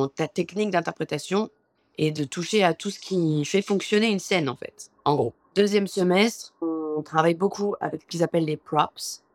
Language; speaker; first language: French; native; French